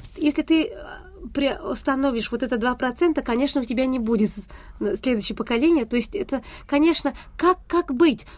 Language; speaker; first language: Russian; non-native, fluent; Pashto